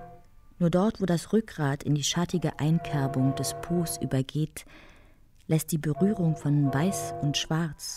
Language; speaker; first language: German; native; German